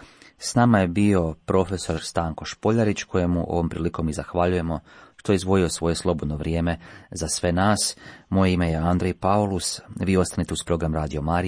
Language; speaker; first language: Croatian; native; Croatian